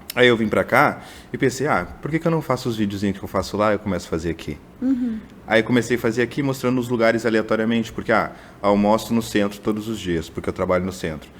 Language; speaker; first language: Portuguese; native; Portuguese